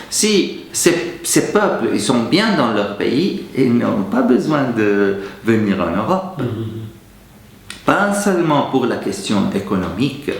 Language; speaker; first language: French; non-native, fluent; Arabic